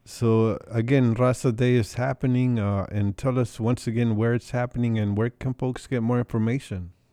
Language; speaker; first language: English; early bilingual, other home language; Spanish